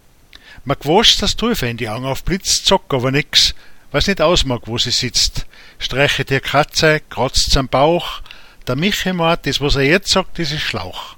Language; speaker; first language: German; native; German